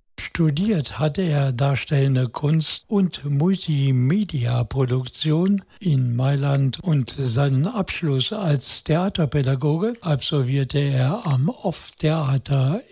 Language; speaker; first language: German; native; German